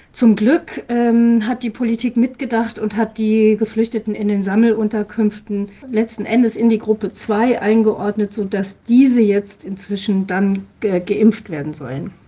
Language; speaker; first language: German; native; German